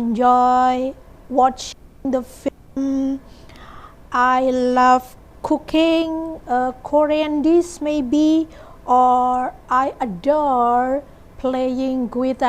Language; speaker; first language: English; non-native, learner; Indonesian